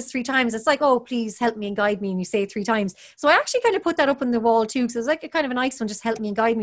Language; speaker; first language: English; native; English